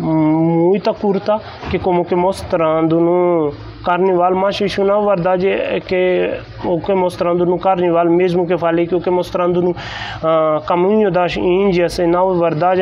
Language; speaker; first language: Portuguese; non-native, learner; Hindi